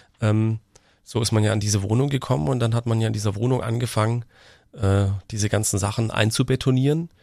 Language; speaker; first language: German; native; German